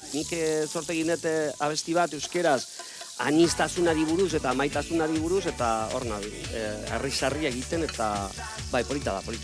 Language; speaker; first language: Basque; non-native, local second language; Spanish